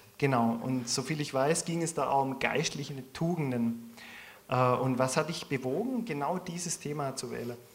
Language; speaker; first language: German; native; German